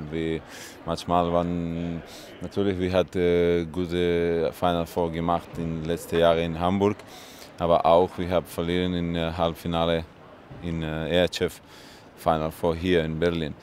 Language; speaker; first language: German; non-native, learner; Russian